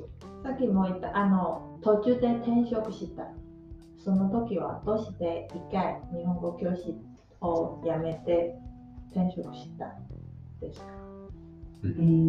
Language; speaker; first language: Japanese; non-native, learner; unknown